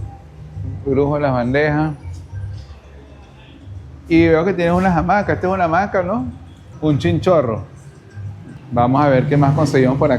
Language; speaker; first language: Spanish; native; Spanish